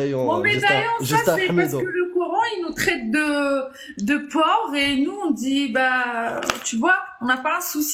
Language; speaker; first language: French; native; French